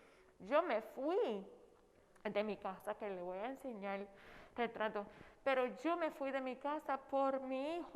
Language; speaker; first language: Spanish; non-native, fluent; English